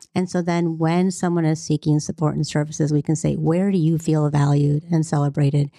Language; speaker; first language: English; early bilingual, other home language; Hindi